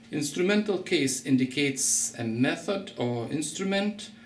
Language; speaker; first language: English; non-native, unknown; Lithuanian